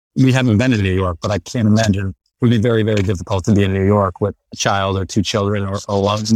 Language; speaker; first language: English; non-native, fluent; Spanish